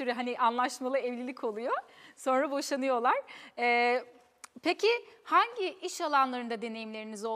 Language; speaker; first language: Turkish; native; Turkish